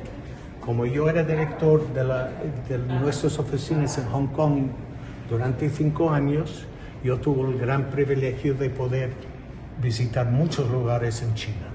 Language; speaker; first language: Spanish; non-native, fluent; English